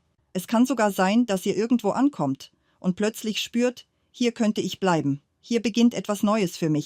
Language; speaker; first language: German; native; German